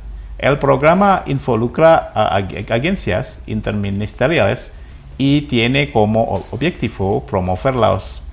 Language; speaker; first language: Spanish; non-native, fluent; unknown